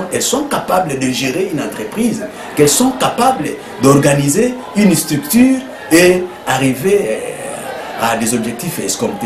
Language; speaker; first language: French; native; French